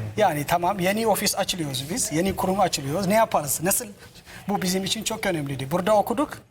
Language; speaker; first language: Turkish; non-native, learner; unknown